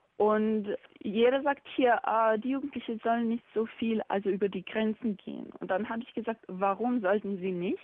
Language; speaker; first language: German; non-native, learner; Bosnian